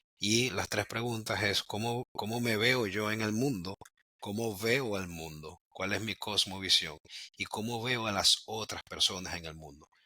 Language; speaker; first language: Spanish; native; Spanish